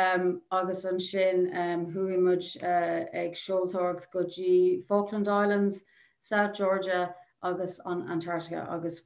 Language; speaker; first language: Irish; non-native, local second language; English